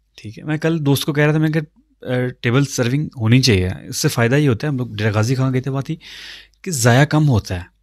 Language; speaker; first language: Urdu; non-native, local second language; Punjabi